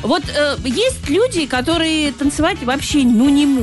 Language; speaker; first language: Russian; native; Russian